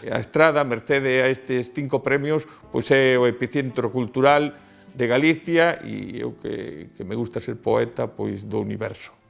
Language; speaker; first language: Galician; native; Galician